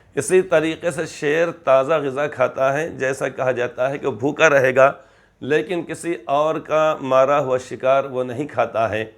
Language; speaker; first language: Urdu; native; Urdu